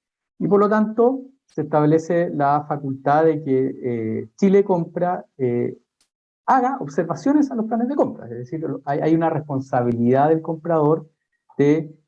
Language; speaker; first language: Spanish; native; Spanish